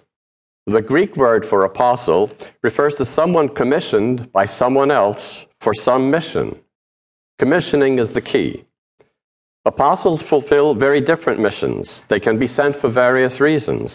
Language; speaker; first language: English; early bilingual, other home language; Polish